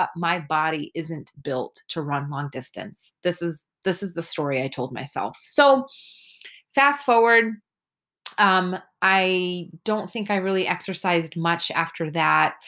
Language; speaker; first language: English; early bilingual, other home language; Spanish